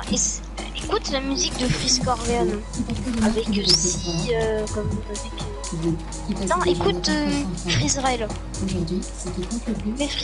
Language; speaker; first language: French; native; French